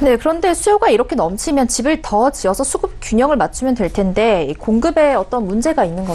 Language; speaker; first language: Korean; native; Korean